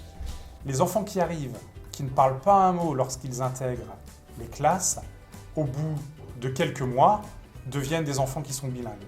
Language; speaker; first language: French; native; French